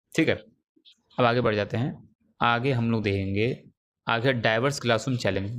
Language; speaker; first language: Urdu; native; Urdu